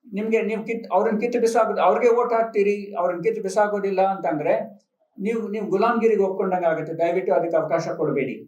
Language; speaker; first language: Kannada; non-native, local second language; Telugu